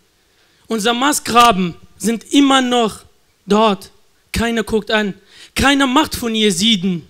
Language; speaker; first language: German; non-native, learner; Kurdish